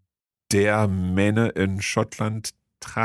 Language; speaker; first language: German; non-native, fluent; English